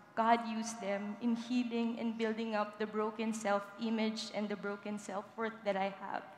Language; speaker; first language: English; non-native, local second language; Filipino